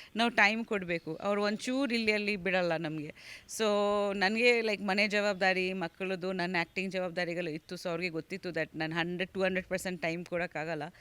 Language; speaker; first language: Kannada; non-native, fluent; Bangla